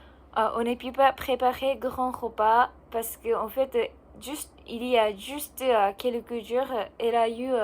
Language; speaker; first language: French; non-native, learner; Japanese